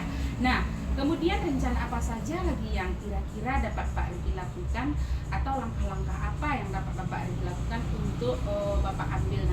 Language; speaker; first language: Indonesian; native; Indonesian